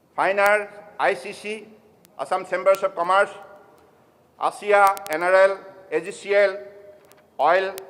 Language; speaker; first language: English; non-native, local second language; Assamese